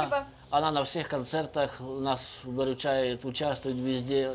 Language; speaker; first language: Russian; native; Russian